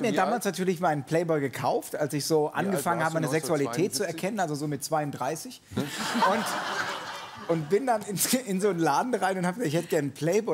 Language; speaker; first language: German; native; German